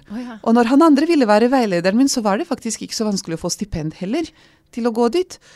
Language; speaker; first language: Norwegian; non-native, fluent; Hungarian